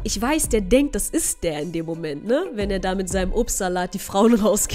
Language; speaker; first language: German; native; German